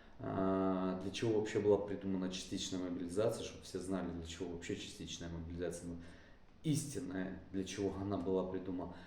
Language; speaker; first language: Russian; native; Russian